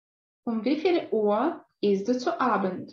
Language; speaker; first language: German; non-native, fluent; Russian